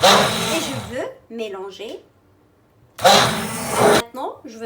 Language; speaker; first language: French; non-native, local second language; Arabic